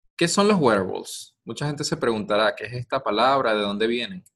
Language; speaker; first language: Spanish; native; Spanish